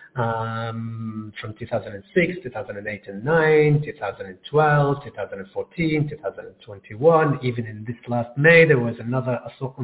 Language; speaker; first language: English; non-native, fluent; Arabic